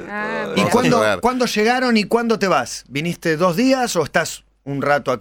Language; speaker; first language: Spanish; native; Spanish